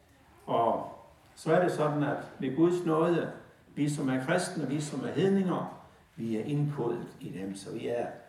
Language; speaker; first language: Danish; native; Danish